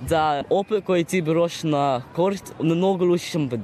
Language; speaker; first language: Russian; early bilingual, heritage; Russian